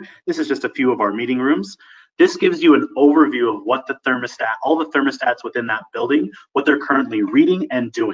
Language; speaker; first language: English; native; English